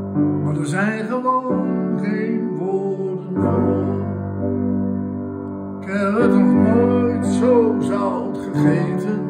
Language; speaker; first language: Dutch; native; Dutch